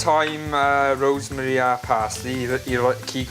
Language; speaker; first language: Welsh; non-native, learner; English